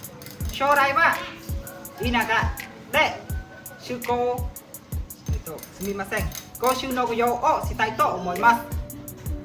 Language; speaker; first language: Japanese; non-native, learner; Khmer